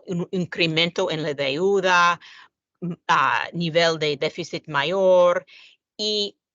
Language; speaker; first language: Spanish; non-native, fluent; English